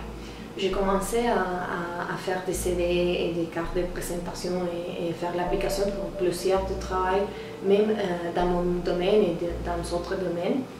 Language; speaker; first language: French; non-native, learner; Spanish